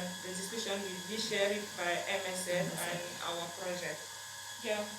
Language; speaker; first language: English; non-native, learner; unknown